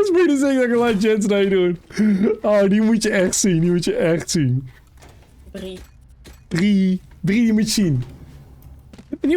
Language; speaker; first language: Dutch; native; Dutch